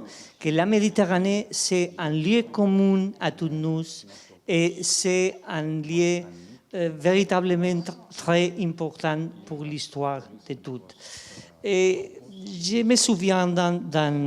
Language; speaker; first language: French; non-native, fluent; Spanish